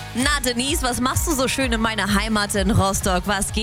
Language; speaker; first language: German; native; German